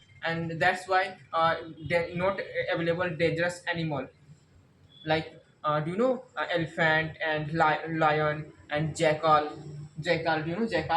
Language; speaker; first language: English; non-native, learner; Hindi